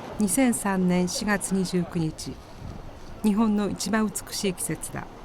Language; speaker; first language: Japanese; native; Japanese